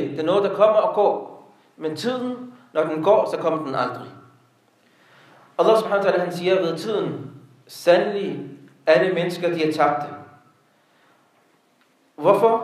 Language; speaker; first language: Danish; non-native, local second language; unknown